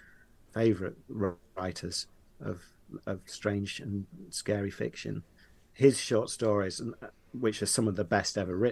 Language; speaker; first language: English; native; English